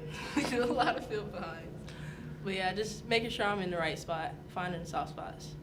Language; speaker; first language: English; native; English